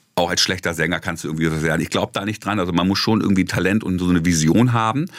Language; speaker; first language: German; native; German